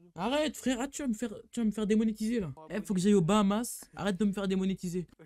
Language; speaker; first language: French; native; French